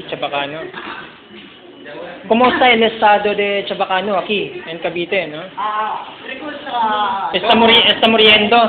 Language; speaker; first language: Spanish; non-native, local second language; Filipino